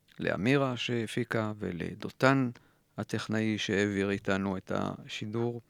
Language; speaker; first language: Hebrew; native; Hebrew